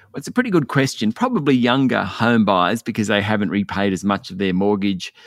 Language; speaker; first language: English; native; English